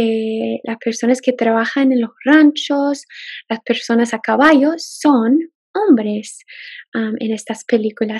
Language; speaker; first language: Spanish; non-native, fluent; English